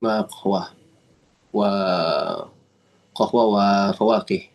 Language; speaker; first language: Arabic; non-native, learner; Indonesian